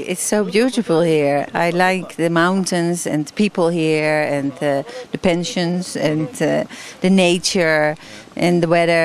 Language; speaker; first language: English; non-native, learner; Dutch